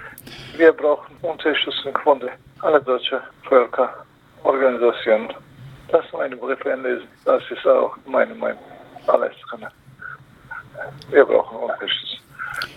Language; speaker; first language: German; non-native, learner; Kurdish